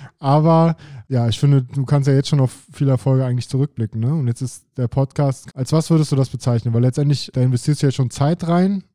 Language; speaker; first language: German; native; German